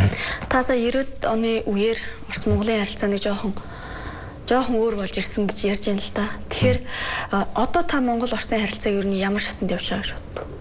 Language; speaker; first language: Mongolian; native; Mongolian